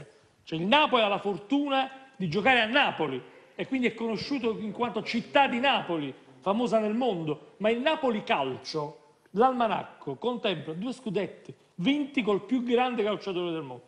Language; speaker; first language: Italian; native; Italian